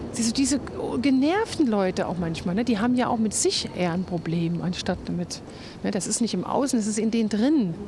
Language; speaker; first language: German; native; German